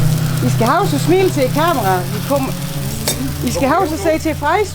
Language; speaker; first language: Danish; non-native, local second language; German